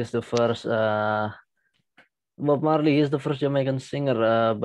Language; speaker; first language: English; non-native, learner; Indonesian